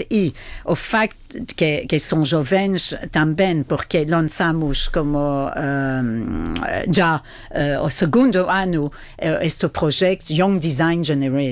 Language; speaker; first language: Portuguese; non-native, fluent; French